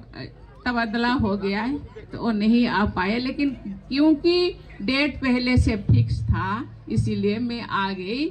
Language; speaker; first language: Hindi; non-native, local second language; Santali